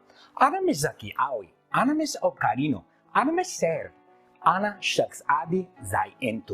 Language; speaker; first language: Arabic; non-native, learner; English